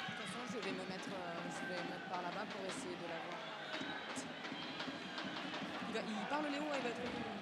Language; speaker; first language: French; native; French